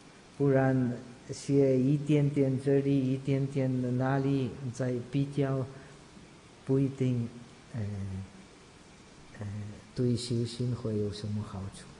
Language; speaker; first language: Chinese; non-native, fluent; Czech